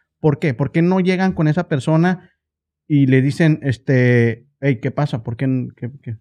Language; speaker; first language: Spanish; native; Spanish